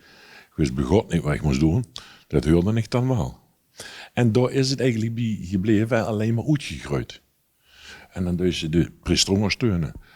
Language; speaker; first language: Dutch; native; Dutch